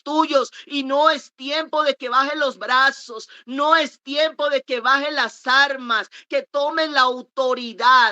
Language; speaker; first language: Spanish; native; Spanish